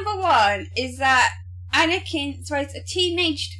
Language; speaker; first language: English; native; English